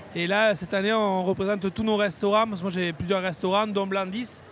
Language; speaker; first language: French; native; French